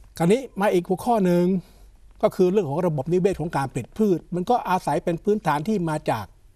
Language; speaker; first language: Thai; native; Thai